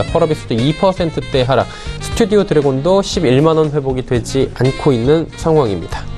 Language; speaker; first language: Korean; native; Korean